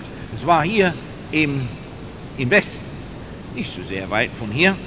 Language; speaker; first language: German; non-native, fluent; English